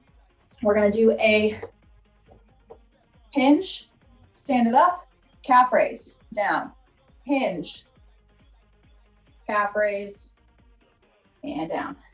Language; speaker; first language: English; native; English